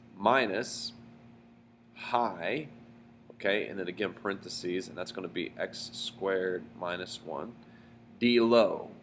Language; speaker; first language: English; native; English